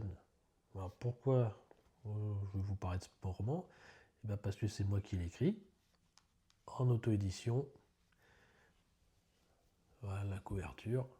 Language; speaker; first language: French; native; French